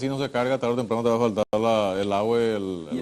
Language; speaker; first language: Spanish; native; Spanish